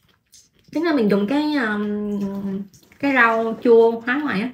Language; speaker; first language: Vietnamese; native; Vietnamese